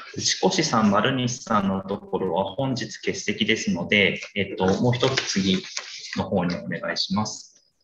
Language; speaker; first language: Japanese; native; Japanese